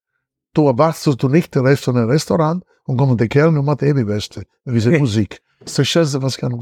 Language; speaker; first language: German; non-native, learner; Italian